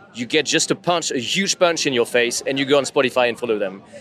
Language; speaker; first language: English; non-native, fluent; French